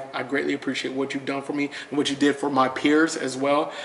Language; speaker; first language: English; native; English